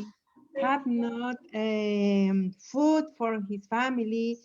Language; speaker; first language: English; non-native, learner; Spanish